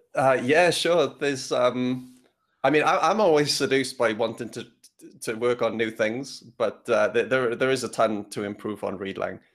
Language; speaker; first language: English; native; English